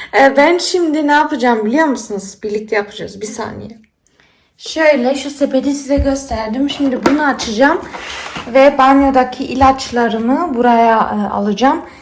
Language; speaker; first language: Turkish; early bilingual, heritage; Turkish